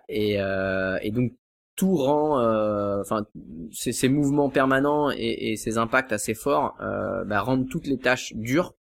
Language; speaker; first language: French; native; French